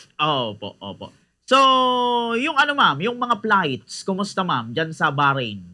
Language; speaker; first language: Filipino; non-native, local second language; Bikol